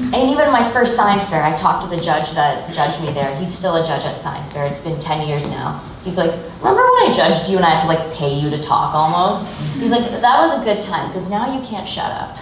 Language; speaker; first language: English; native; English